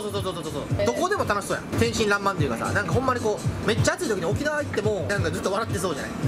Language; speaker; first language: Japanese; native; Japanese